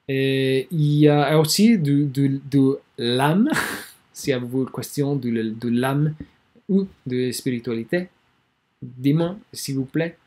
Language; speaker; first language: French; non-native, learner; English